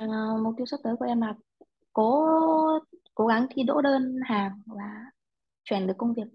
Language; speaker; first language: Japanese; non-native, learner; Vietnamese